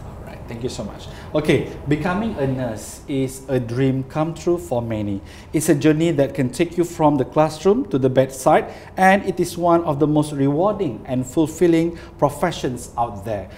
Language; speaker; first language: English; non-native, local second language; Malay